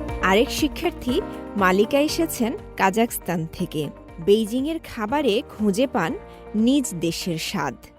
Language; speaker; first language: Bangla; native; Bangla